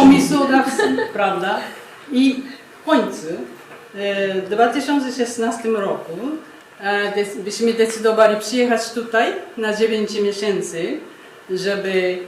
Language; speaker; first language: Polish; non-native, fluent; Japanese